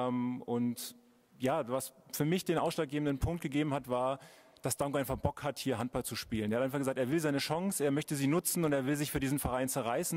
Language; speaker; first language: German; native; German